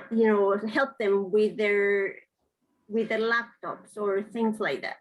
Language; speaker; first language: English; non-native, fluent; Spanish